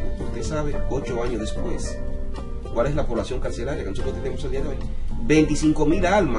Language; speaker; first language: Spanish; native; Spanish